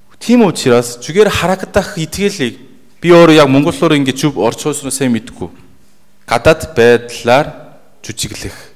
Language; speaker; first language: Mongolian; native; Mongolian